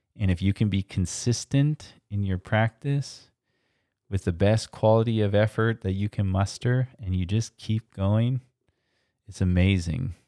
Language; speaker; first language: English; early bilingual, other home language; German